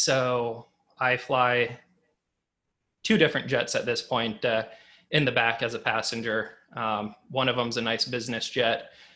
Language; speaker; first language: English; native; English